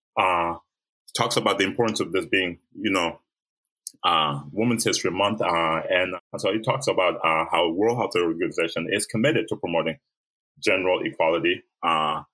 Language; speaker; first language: English; early bilingual, other home language; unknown